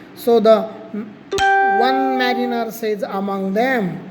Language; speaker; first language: English; non-native, local second language; Marathi